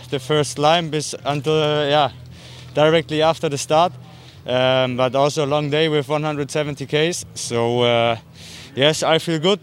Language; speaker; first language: English; non-native, fluent; German